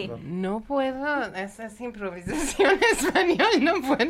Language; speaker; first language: Spanish; non-native, learner; Persian